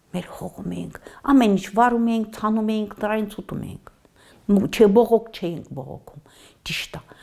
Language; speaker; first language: Armenian; native; Armenian